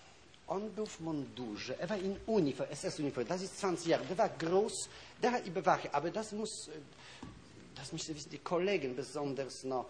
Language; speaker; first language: German; non-native, fluent; Polish